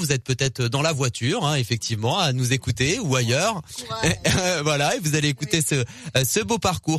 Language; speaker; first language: French; native; French